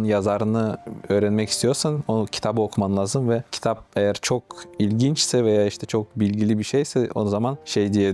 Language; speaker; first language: Turkish; non-native, fluent; Russian